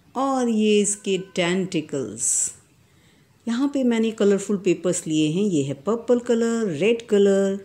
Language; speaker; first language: Hindi; native; Hindi